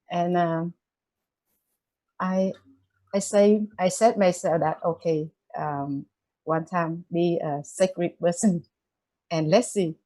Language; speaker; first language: English; non-native, learner; Vietnamese